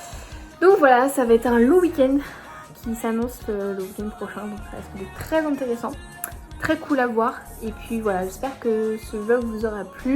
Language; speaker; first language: French; native; French